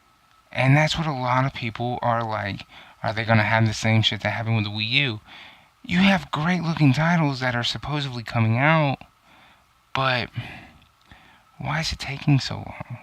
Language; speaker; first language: English; native; English